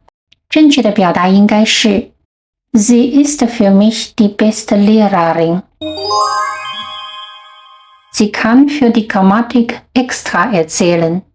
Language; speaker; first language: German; non-native, fluent; Chinese